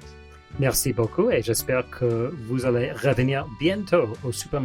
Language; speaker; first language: French; non-native, learner; English